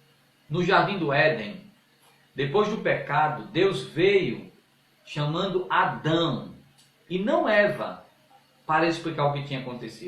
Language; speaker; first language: Portuguese; native; Portuguese